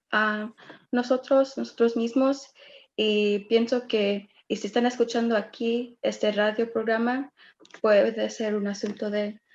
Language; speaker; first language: Spanish; early bilingual, heritage; Spanish